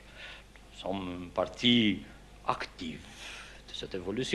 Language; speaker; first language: French; non-native, fluent; Albanian